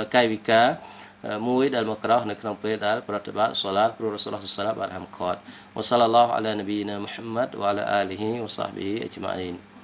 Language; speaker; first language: Khmer; non-native, local second language; Western Cham